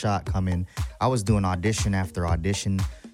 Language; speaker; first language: English; native; English